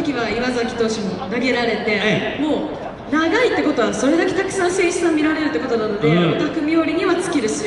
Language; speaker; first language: Japanese; native; Japanese